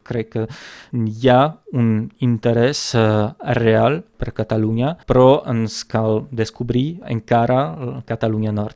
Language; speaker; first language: Catalan; non-native, fluent; Czech